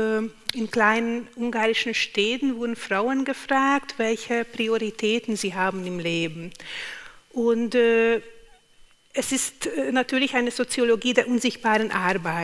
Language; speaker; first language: German; non-native, fluent; Hungarian